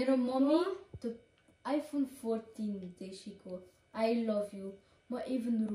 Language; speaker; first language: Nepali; early bilingual, heritage; Nepali